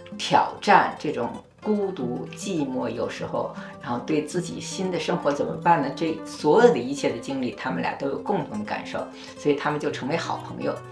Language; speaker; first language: Chinese; native; Chinese